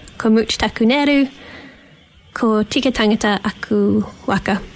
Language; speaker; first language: Māori; non-native, local second language; English